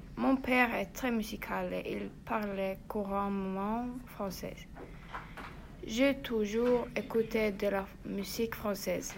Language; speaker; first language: French; non-native, learner; Norwegian